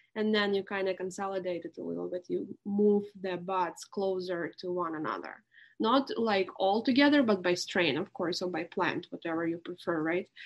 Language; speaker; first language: English; non-native, fluent; Russian